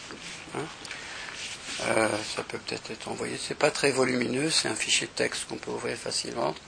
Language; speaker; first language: French; native; French